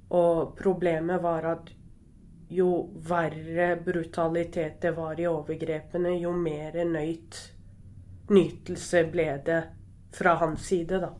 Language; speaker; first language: Norwegian; early bilingual, other home language; Arabic